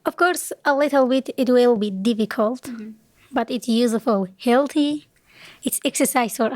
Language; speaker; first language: English; non-native, learner; Kurdish